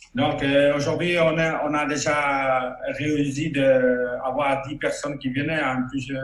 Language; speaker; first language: French; non-native, fluent; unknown